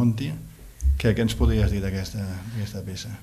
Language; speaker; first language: Catalan; native; Catalan